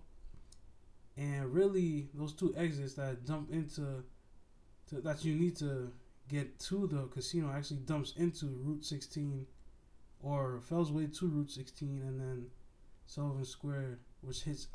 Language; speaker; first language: English; native; English